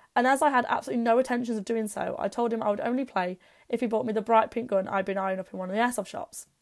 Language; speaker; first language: English; native; English